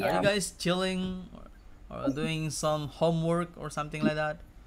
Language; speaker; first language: English; non-native, fluent; Indonesian